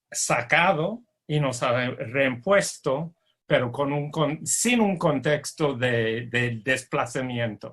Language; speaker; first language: Spanish; non-native, fluent; English